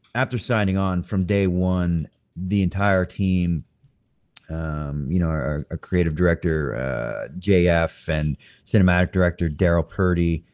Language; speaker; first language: English; native; English